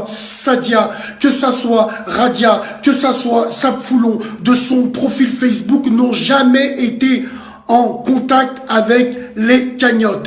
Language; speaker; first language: French; native; French